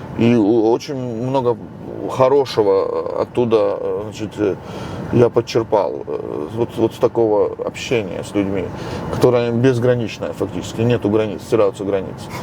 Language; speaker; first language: Russian; non-native, local second language; Georgian